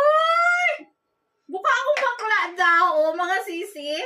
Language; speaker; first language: Filipino; native; Filipino